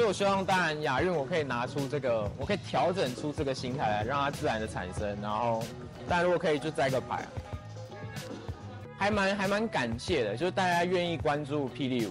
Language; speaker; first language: Chinese; native; Chinese